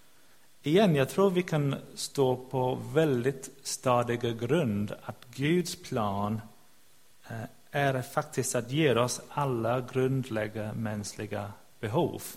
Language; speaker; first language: Swedish; non-native, fluent; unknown